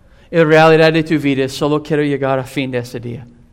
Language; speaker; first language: Spanish; non-native, fluent; English